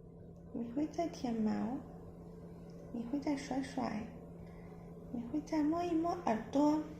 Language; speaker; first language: Chinese; native; Chinese